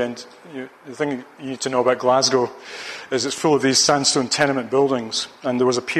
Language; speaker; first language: English; native; English